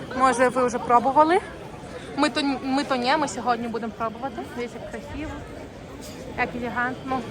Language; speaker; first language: Ukrainian; early bilingual, heritage; Ukrainian